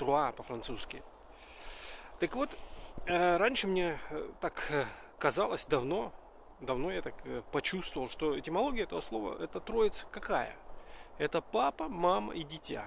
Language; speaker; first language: Russian; native; Russian